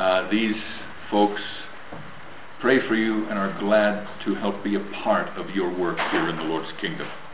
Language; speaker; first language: English; native; English